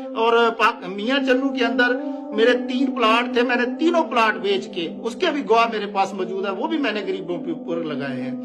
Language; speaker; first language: Urdu; non-native, local second language; Punjabi